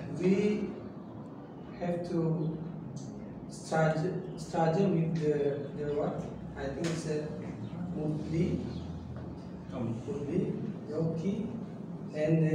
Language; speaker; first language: English; non-native, learner; Indonesian